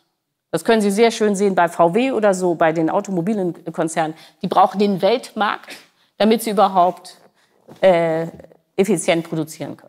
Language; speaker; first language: German; native; German